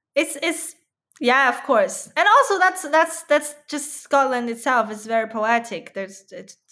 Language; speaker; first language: English; non-native, fluent; Chinese